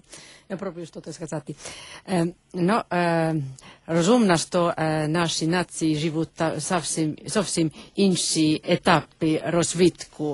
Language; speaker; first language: Ukrainian; non-native, learner; Finnish